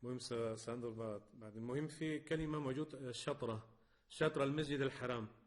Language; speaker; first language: Arabic; non-native, fluent; Spanish